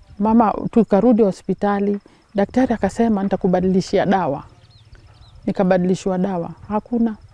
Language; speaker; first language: Swahili; native; Swahili